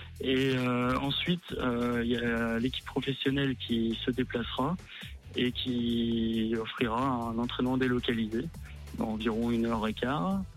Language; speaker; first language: French; native; French